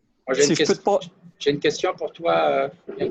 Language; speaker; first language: French; native; French